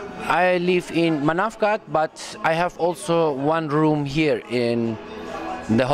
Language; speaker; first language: English; non-native, learner; Turkish